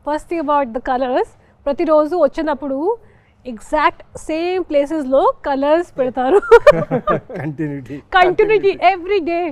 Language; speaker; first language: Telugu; non-native, fluent; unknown